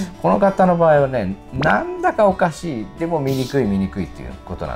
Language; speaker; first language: Japanese; native; Japanese